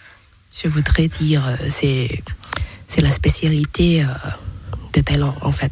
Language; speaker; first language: French; non-native, learner; Thai